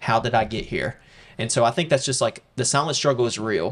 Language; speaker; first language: English; native; English